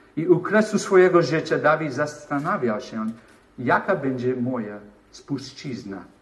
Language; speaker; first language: Polish; non-native, fluent; English